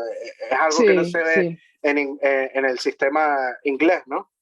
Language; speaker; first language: Spanish; native; Spanish